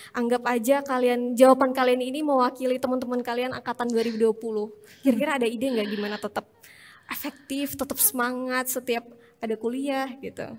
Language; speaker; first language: Indonesian; native; Indonesian